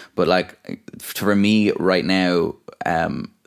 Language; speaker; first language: English; native; English